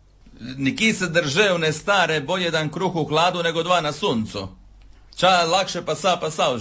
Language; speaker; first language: Serbian; native; Serbian